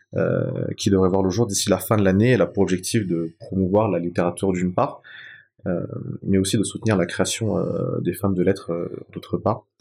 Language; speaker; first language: French; non-native, local second language; Malagasy